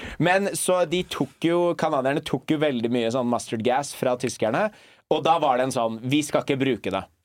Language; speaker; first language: Norwegian; early bilingual, other home language; English